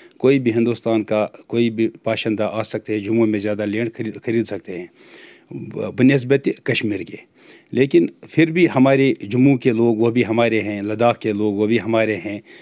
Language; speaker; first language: Hindi; non-native, local second language; Kashmiri